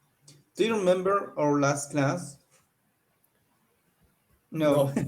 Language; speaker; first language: English; non-native, learner; Spanish